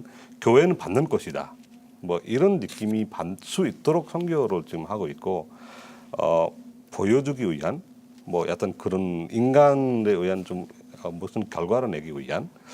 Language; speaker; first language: Korean; non-native, fluent; Nepali